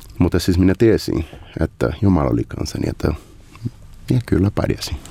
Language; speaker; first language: Finnish; non-native, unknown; Portuguese